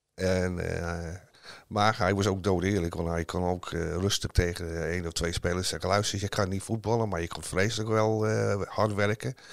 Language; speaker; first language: Dutch; non-native, fluent; English